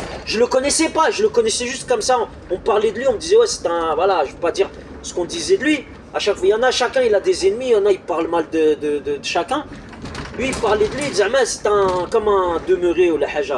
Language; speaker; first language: French; native; French